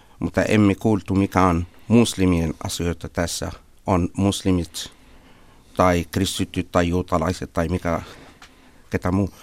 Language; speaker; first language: Finnish; non-native, fluent; Arabic